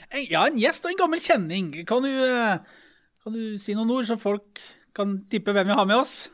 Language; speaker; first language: Norwegian; native; Norwegian